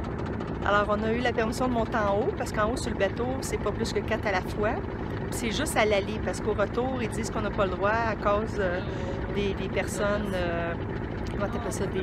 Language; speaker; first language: French; native; French